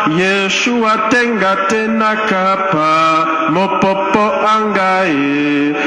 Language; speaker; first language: Polish; non-native, fluent; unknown